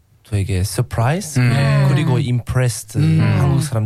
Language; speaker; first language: Korean; non-native, learner; English